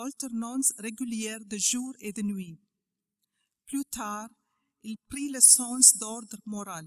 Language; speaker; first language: French; non-native, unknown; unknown